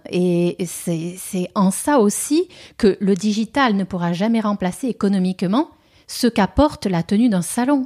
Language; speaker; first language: French; native; French